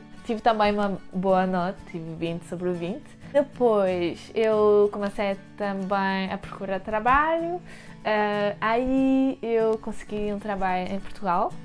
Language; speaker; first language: Portuguese; early bilingual, heritage; French